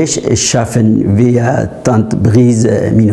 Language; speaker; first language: German; non-native, learner; Arabic